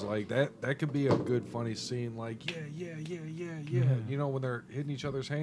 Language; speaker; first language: English; native; English